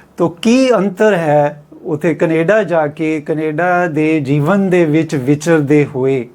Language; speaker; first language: Punjabi; native; Punjabi